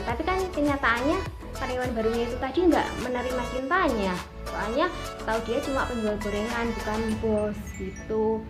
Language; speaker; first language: Indonesian; native; Indonesian